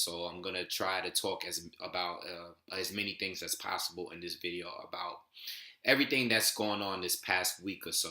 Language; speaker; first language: English; native; English